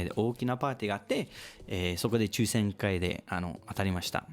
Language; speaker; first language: Japanese; non-native, fluent; English